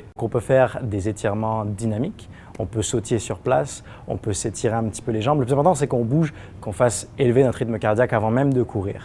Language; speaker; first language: French; native; French